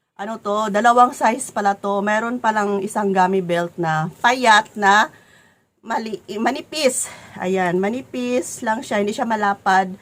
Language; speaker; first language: Filipino; non-native, local second language; Cebuano